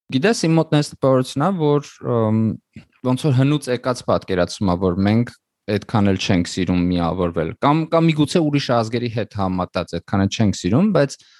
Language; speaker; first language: Armenian; native; Armenian